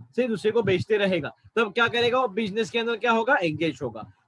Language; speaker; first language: Hindi; non-native, local second language; Marathi